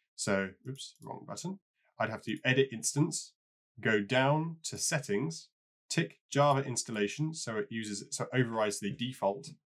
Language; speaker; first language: English; native; English